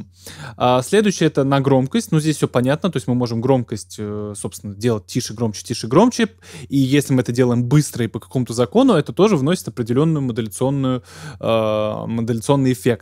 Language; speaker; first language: Russian; native; Russian